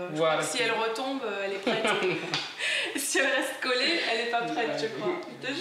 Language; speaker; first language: French; native; French